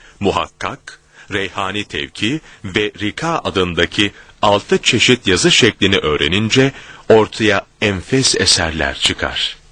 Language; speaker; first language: Turkish; native; Turkish